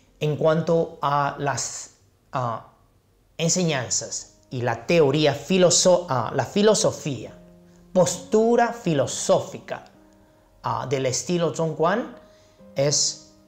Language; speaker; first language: Spanish; non-native, fluent; Chinese